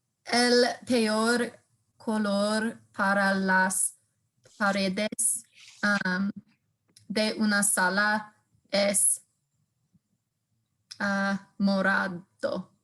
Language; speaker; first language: Spanish; non-native, learner; English